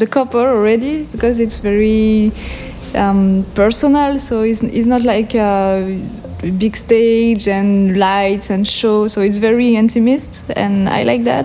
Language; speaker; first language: English; non-native, learner; French